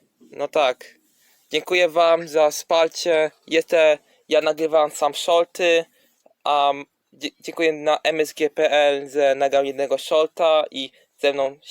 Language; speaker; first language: Polish; non-native, learner; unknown